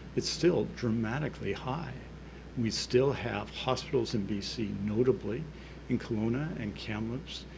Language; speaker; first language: English; native; English